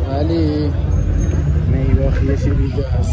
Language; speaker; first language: Persian; native; Persian